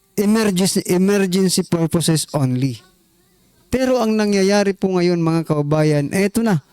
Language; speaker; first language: Filipino; non-native, local second language; Waray